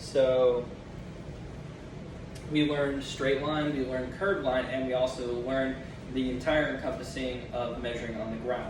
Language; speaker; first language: English; native; English